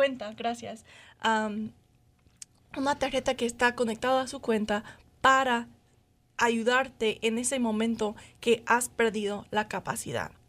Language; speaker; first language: Spanish; non-native, learner; English